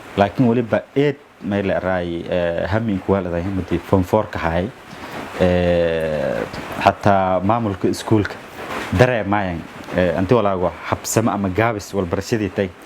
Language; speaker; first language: Somali; non-native, local second language; Maay